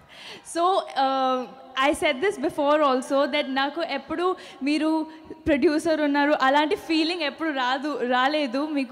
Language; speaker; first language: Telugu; non-native, fluent; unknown